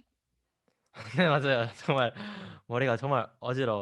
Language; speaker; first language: Korean; non-native, learner; Indonesian